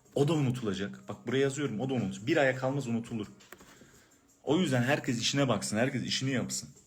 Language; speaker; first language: Turkish; early bilingual, heritage; Turkish